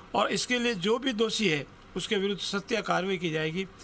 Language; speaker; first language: Hindi; native; Hindi